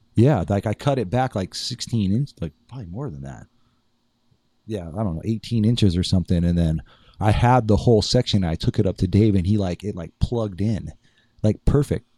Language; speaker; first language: English; native; English